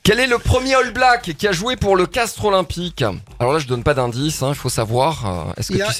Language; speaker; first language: French; native; French